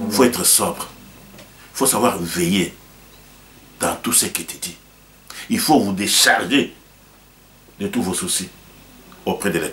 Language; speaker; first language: French; non-native, local second language; Lingala